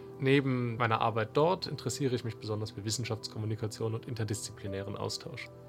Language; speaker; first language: German; native; German